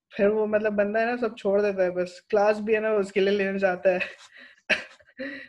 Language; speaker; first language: Urdu; native; Urdu